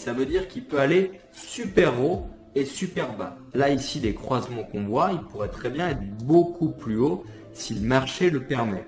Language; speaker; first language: French; native; French